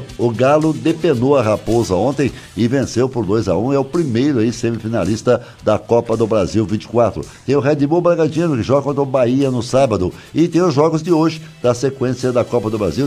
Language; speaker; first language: Portuguese; native; Portuguese